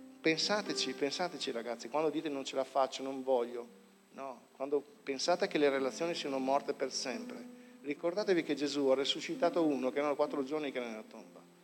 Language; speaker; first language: Italian; native; Italian